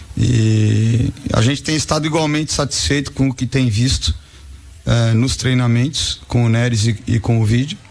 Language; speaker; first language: Portuguese; native; Portuguese